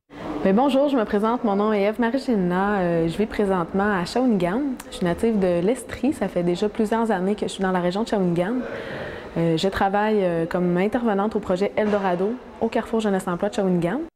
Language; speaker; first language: French; native; French